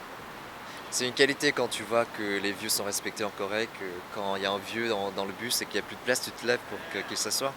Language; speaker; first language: French; early bilingual, other home language; Korean